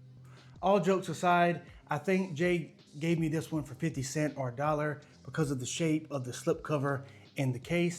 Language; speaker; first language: English; native; English